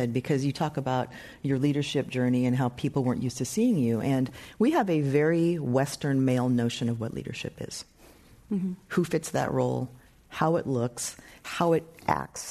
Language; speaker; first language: English; native; English